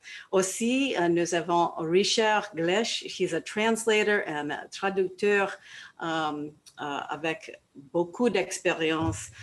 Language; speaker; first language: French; non-native, learner; English